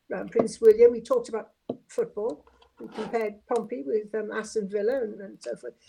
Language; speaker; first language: English; native; English